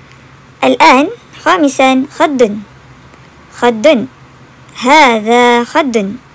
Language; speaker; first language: Arabic; non-native, fluent; Malay